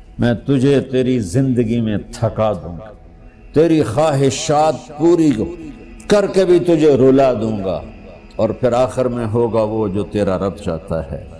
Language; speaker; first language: Urdu; non-native, local second language; Punjabi